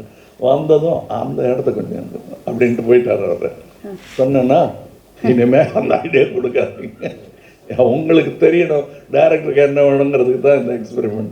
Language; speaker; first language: Tamil; native; Tamil